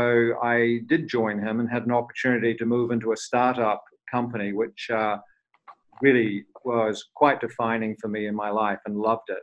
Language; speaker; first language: English; native; English